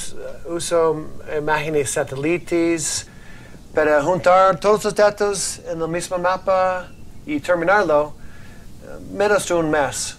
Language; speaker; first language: Spanish; non-native, learner; English